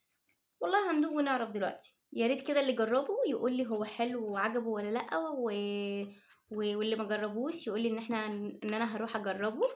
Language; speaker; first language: Arabic; native; Arabic